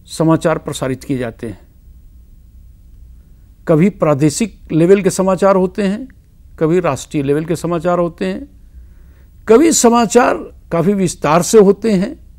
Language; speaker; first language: Hindi; native; Hindi